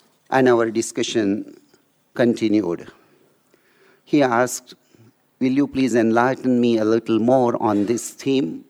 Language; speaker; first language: English; non-native, local second language; Marathi